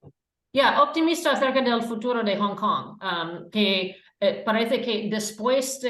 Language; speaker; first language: Spanish; non-native, fluent; English